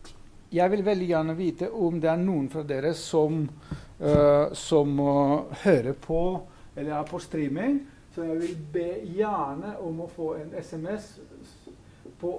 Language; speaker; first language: Norwegian; non-native, fluent; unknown